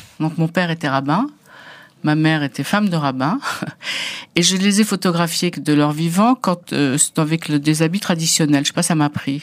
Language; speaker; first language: French; early bilingual, other home language; Arabic